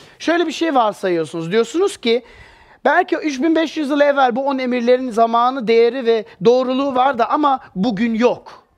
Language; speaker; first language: Turkish; native; Turkish